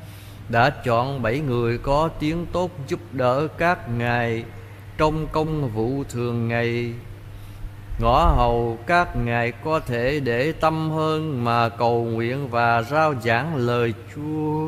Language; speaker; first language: Vietnamese; native; Vietnamese